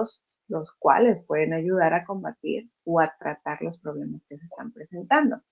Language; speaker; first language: Spanish; native; Spanish